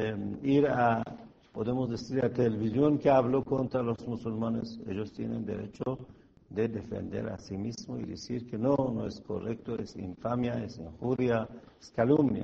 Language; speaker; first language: Spanish; non-native, fluent; Persian